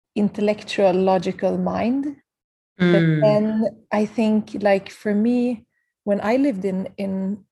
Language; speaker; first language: English; early bilingual, other home language; Kurdish